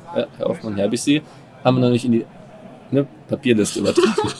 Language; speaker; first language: German; non-native, fluent; Indonesian